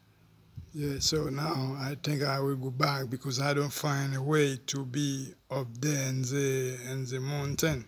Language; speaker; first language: English; non-native, fluent; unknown